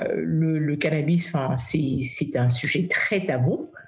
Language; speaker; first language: French; early bilingual, heritage; English